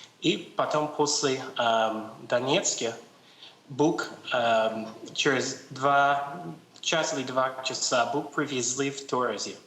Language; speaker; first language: Russian; non-native, learner; English